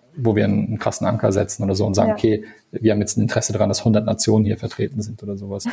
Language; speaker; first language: German; non-native, fluent; English